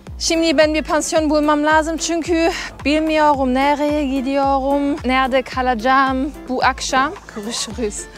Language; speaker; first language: Turkish; non-native, learner; German